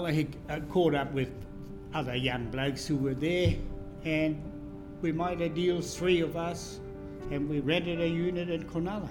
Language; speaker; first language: English; non-native, fluent; German